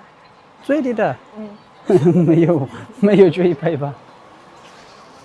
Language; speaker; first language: Chinese; non-native, fluent; Amharic